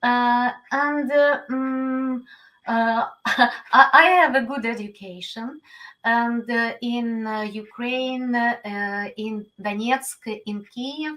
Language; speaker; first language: English; non-native, learner; Ukrainian